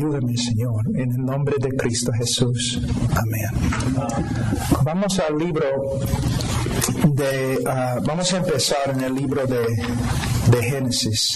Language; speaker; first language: Spanish; non-native, fluent; English